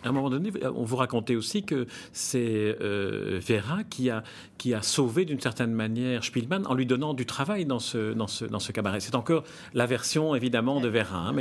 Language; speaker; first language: French; native; French